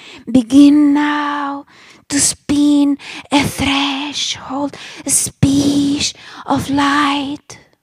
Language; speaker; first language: English; non-native, fluent; Spanish